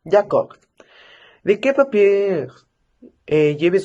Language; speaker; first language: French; non-native, learner; Spanish